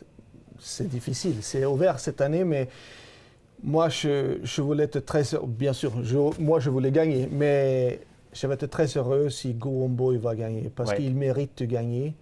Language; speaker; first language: French; non-native, fluent; Swedish